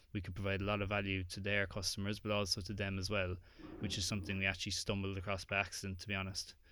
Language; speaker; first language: English; native; English